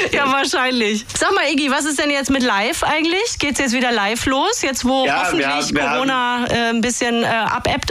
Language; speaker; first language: German; native; German